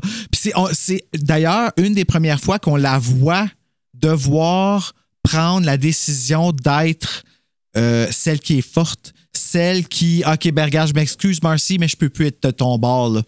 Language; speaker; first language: French; native; French